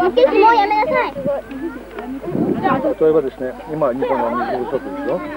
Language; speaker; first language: Russian; native; Russian